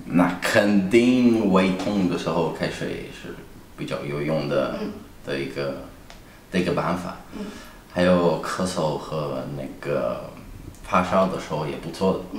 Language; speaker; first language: Chinese; non-native, fluent; Italian